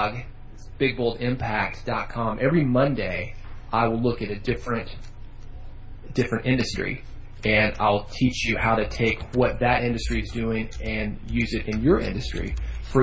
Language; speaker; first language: English; native; English